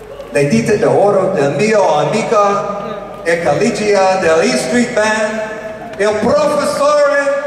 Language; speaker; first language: Italian; non-native, learner; English